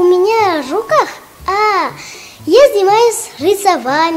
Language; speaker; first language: Russian; non-native, local second language; Tajik